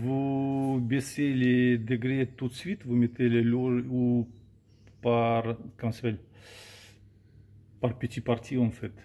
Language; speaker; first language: French; non-native, learner; Russian